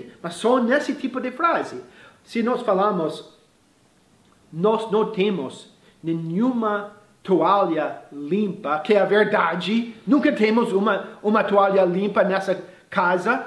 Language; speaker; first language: Portuguese; non-native, fluent; English